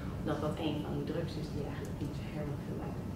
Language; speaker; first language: Dutch; native; Dutch